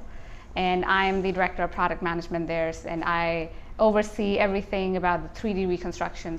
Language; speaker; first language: English; non-native, local second language; Hindi